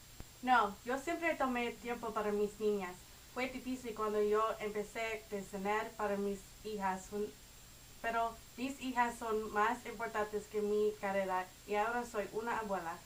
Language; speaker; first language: Spanish; non-native, learner; English